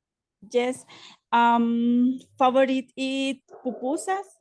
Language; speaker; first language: English; non-native, learner; Spanish